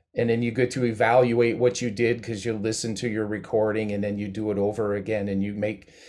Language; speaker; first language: English; native; English